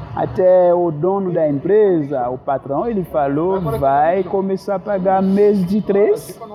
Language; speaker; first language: Portuguese; non-native, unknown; Haitian Creole